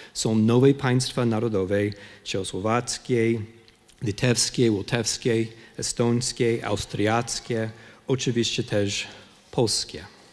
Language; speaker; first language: Polish; non-native, fluent; English